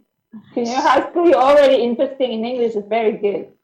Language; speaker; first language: English; non-native, learner; Indonesian